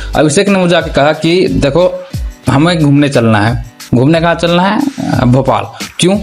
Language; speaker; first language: Hindi; native; Hindi